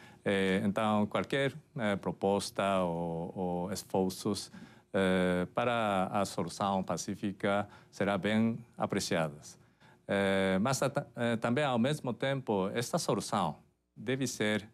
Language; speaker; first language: Portuguese; non-native, fluent; Japanese